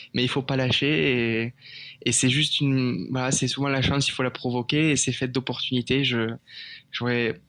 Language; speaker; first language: French; native; French